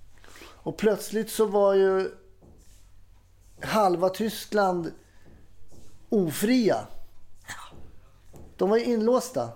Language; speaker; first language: Swedish; native; Swedish